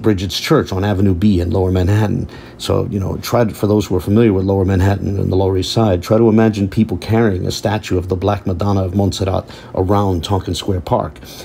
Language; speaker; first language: English; native; English